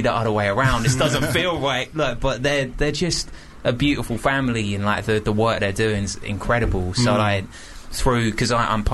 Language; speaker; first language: English; native; English